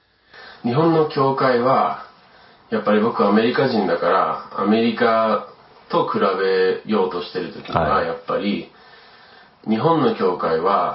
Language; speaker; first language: Japanese; early bilingual, other home language; English